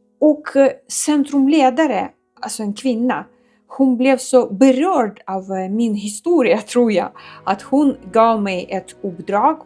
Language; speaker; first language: Swedish; non-native, fluent; Ukrainian